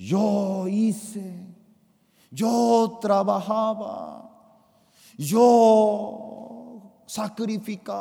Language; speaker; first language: Spanish; non-native, fluent; Korean